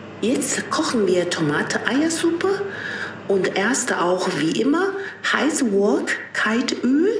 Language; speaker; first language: German; non-native, fluent; Chinese